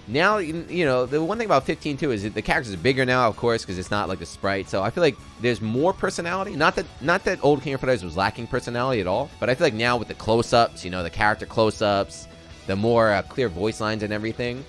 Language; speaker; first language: English; native; English